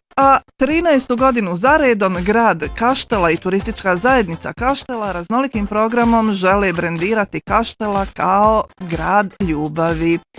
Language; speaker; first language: Bosnian; native; Bosnian